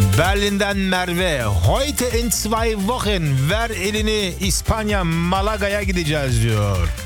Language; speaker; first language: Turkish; early bilingual, heritage; Turkish